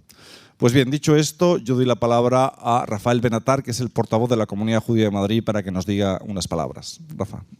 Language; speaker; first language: Spanish; native; Spanish